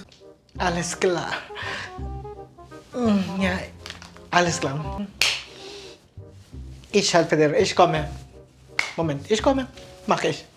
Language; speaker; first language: German; non-native, learner; Filipino